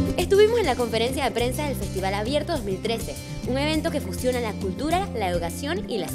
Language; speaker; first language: Spanish; native; Spanish